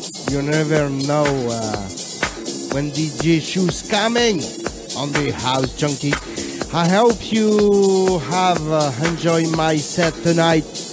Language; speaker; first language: English; non-native, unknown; French